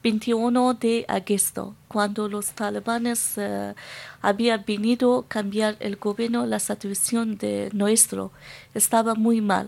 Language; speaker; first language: Spanish; non-native, learner; Persian